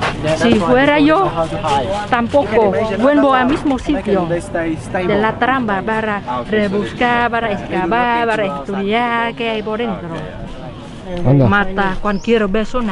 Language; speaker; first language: Spanish; non-native, fluent; Vietnamese